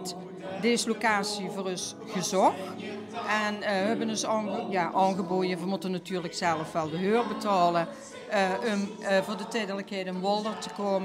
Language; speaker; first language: Dutch; native; Dutch